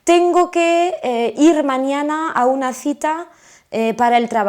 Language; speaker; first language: Spanish; non-native, fluent; French